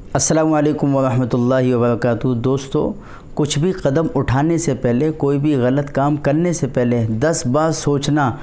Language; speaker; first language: Urdu; native; Urdu